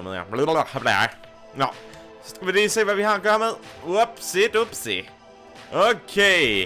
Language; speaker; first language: Danish; native; Danish